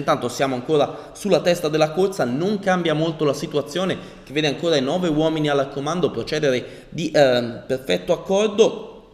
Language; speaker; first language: Italian; native; Italian